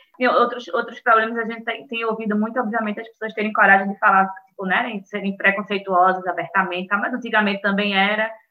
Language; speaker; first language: Portuguese; native; Portuguese